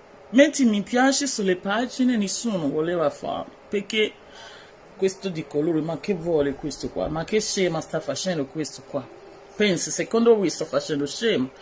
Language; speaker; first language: Italian; non-native, learner; Bini